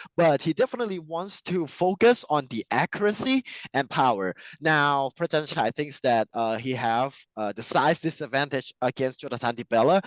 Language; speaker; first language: English; non-native, fluent; Thai